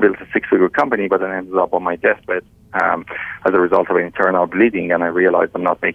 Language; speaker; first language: English; non-native, fluent; Persian